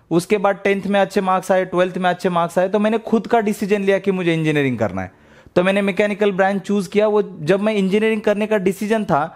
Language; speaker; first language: Hindi; non-native, local second language; Marathi